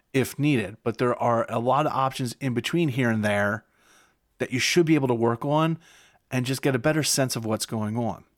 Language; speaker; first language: English; native; English